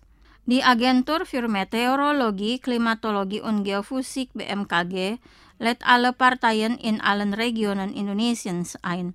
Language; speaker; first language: German; non-native, fluent; Indonesian